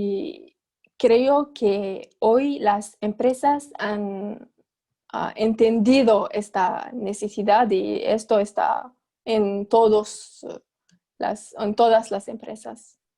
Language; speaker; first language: Spanish; non-native, fluent; Arabic